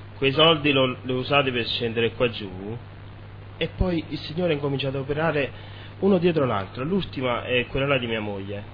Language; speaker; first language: Italian; native; Italian